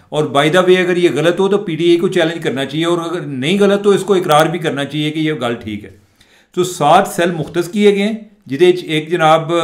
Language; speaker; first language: Urdu; non-native, local second language; Punjabi